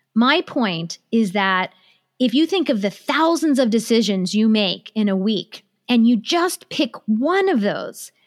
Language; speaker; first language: English; native; English